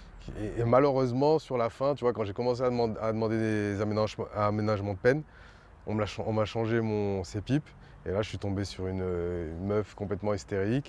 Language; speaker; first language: French; native; French